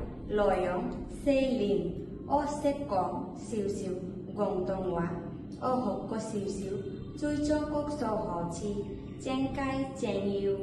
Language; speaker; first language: Cantonese; non-native, learner; Bangla